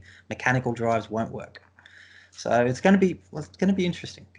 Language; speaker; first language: English; native; English